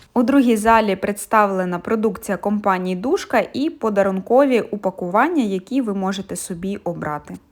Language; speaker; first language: Ukrainian; non-native, local second language; Russian